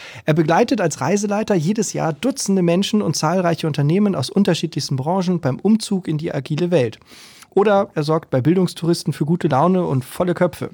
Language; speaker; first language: German; native; German